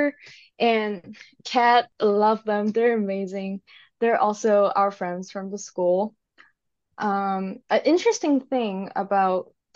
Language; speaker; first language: English; non-native, local second language; Cantonese